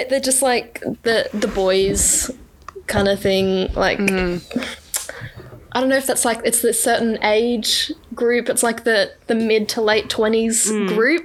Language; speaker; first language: English; native; English